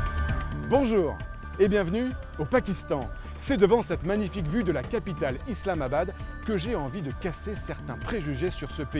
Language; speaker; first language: French; native; French